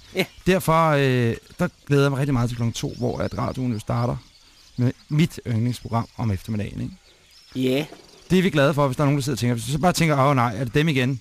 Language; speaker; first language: Danish; native; Danish